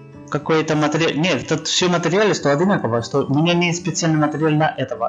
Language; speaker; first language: Russian; non-native, learner; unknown